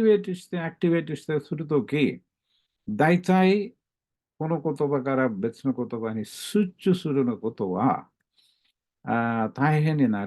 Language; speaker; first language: Japanese; non-native, learner; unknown